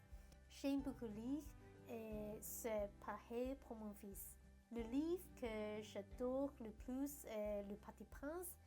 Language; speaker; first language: French; non-native, learner; Cantonese